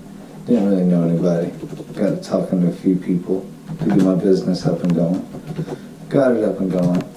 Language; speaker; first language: English; native; English